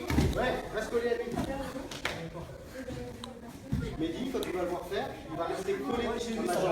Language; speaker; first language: French; native; French